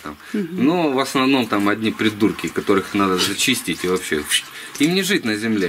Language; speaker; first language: Russian; native; Russian